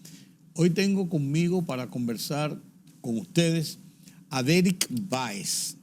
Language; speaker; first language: Spanish; native; Spanish